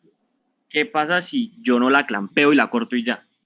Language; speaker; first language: Spanish; native; Spanish